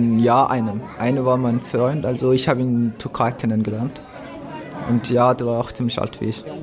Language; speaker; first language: German; non-native, fluent; Persian